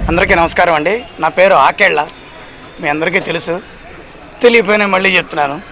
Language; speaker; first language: Telugu; native; Telugu